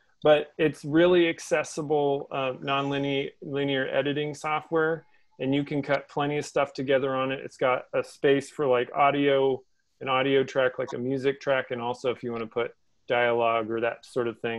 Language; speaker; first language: English; native; English